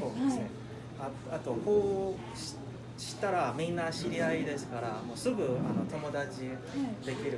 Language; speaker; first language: Japanese; non-native, fluent; Chinese